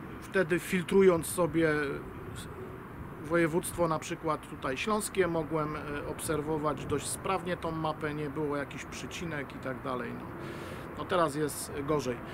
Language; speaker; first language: Polish; native; Polish